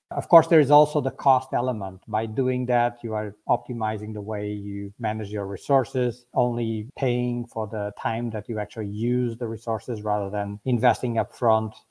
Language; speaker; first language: English; non-native, fluent; Portuguese